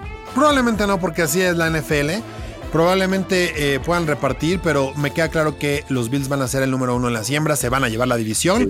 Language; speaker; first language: Spanish; native; Spanish